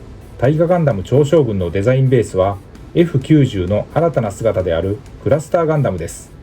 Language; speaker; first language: Japanese; native; Japanese